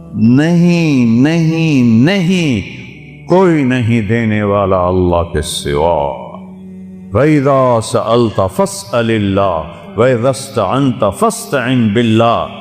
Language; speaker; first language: Urdu; non-native, local second language; Saraiki